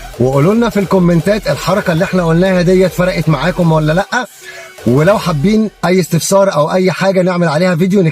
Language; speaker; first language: Arabic; native; Arabic